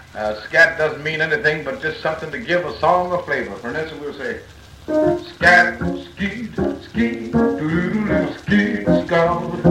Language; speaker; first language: English; native; English